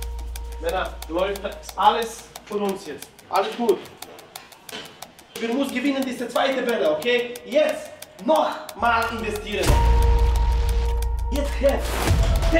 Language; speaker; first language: German; non-native, learner; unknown